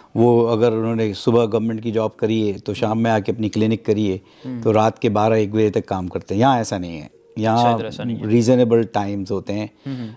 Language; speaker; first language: Urdu; native; Urdu